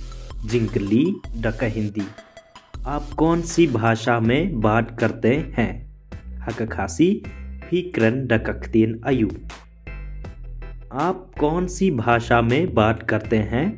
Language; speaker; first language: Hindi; non-native, local second language; Khasi